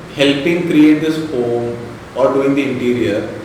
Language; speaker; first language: English; non-native, local second language; Malayalam